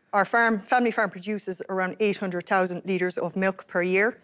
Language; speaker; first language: English; native; English